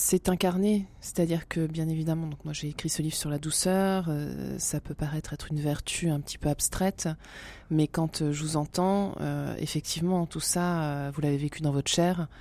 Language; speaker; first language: French; native; French